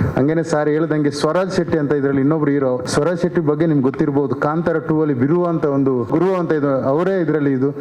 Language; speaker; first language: Kannada; non-native, local second language; Tulu